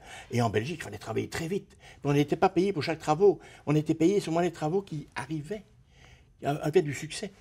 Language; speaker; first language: French; native; French